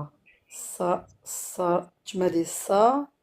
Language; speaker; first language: French; native; French